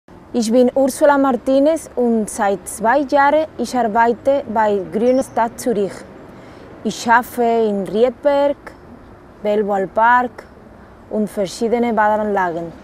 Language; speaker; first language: German; non-native, learner; Dutch